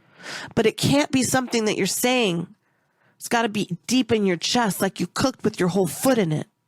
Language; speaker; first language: English; native; English